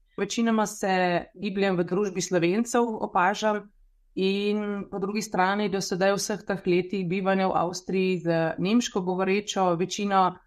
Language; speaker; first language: Slovenian; native; Slovenian